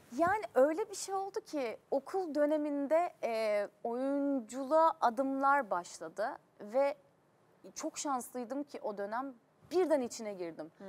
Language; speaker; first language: Turkish; native; Turkish